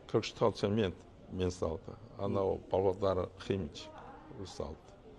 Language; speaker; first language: Kazakh; non-native, learner; Chinese